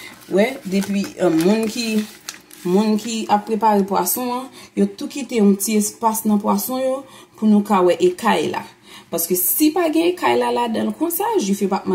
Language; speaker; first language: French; non-native, learner; Haitian Creole